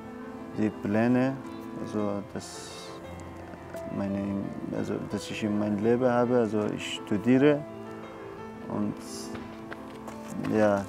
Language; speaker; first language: German; non-native, learner; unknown